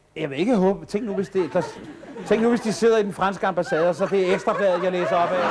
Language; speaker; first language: Danish; native; Danish